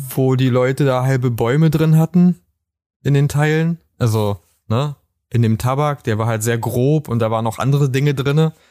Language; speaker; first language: German; native; German